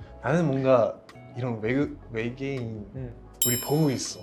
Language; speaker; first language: Korean; non-native, learner; English